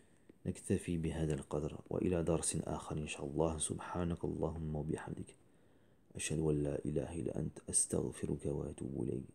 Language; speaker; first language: Arabic; non-native, fluent; French